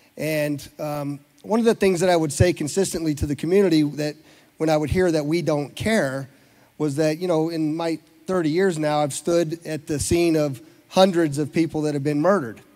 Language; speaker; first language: English; native; English